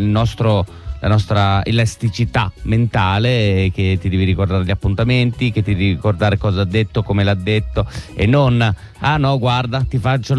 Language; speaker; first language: Italian; native; Italian